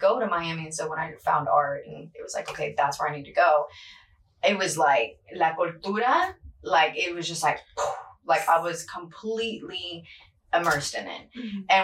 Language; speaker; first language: English; early bilingual, other home language; Spanish